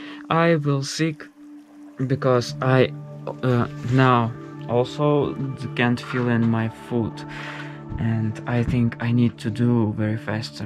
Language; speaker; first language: English; non-native, learner; Russian